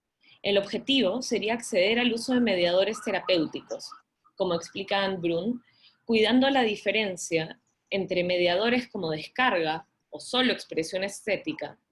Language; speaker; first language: Spanish; native; Spanish